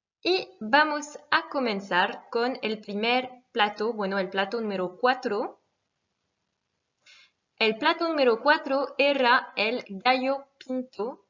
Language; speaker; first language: Spanish; non-native, fluent; French